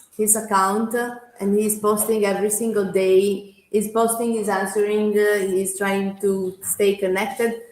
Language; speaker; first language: English; non-native, fluent; Italian